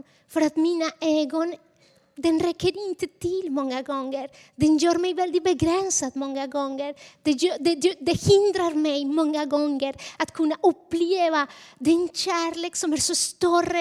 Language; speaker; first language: Swedish; non-native, fluent; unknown